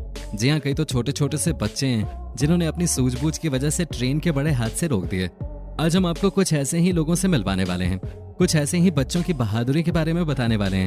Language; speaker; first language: Hindi; native; Hindi